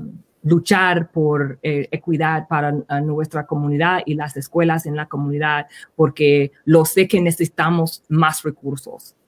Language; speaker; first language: Spanish; early bilingual, heritage; Spanish